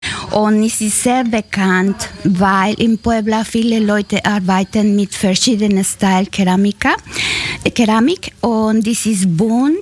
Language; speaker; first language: German; non-native, learner; Spanish